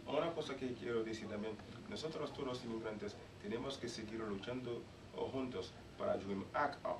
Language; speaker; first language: Spanish; non-native, learner; Haitian Creole